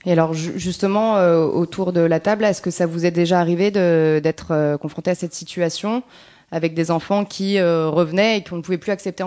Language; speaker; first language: French; native; French